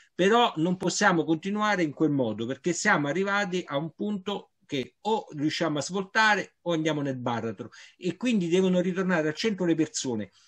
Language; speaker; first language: Italian; native; Italian